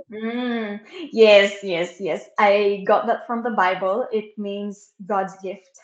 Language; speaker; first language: English; non-native, local second language; Filipino